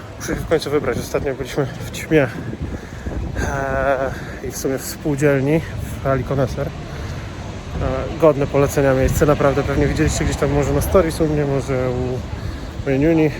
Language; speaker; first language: Polish; native; Polish